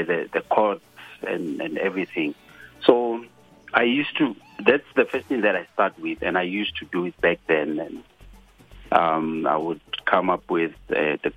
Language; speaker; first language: English; non-native, local second language; Tswana